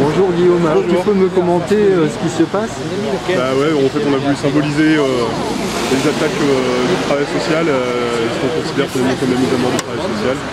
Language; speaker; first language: French; native; French